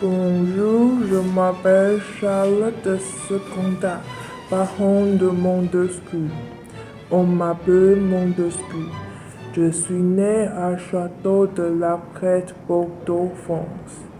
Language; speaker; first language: French; non-native, learner; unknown